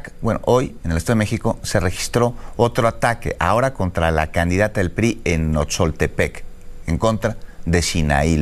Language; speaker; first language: Spanish; native; Spanish